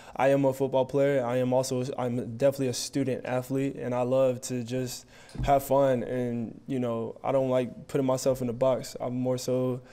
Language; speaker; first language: English; native; English